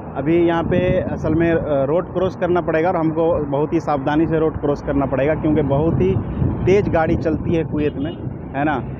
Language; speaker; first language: Hindi; native; Hindi